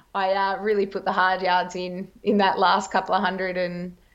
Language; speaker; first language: English; native; English